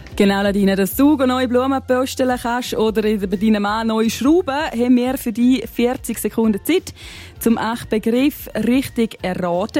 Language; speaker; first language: German; native; German